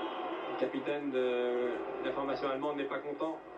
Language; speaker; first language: French; native; French